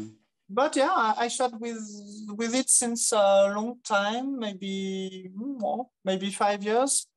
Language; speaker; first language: English; non-native, fluent; French